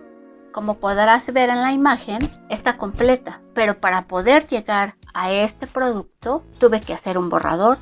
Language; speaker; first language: Spanish; native; Spanish